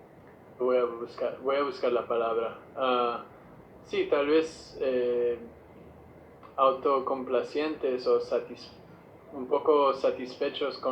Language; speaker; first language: Spanish; non-native, fluent; English